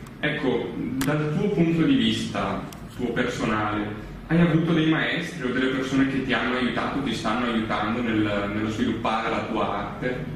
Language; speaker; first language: Italian; native; Italian